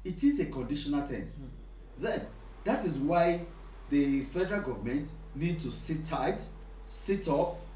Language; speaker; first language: English; non-native, local second language; Yoruba